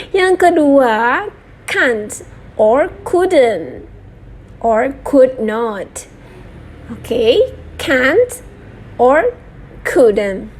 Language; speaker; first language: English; non-native, learner; Indonesian